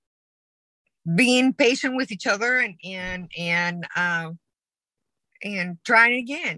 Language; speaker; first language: English; non-native, fluent; Spanish